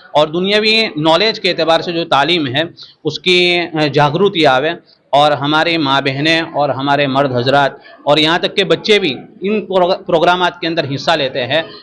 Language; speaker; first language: Urdu; non-native, local second language; Gujarati